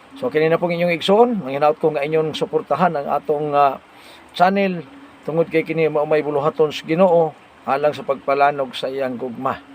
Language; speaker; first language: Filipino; non-native, local second language; Cebuano